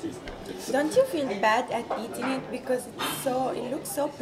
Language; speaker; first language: English; non-native, fluent; Italian